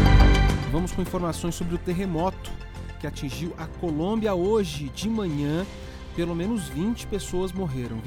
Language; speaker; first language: Portuguese; native; Portuguese